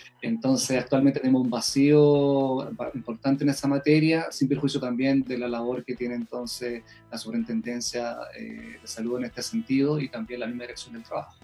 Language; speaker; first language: Spanish; native; Spanish